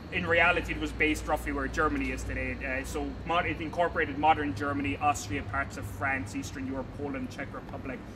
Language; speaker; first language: English; native; English